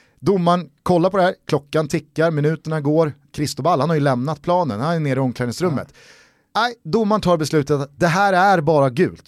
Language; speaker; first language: Swedish; native; Swedish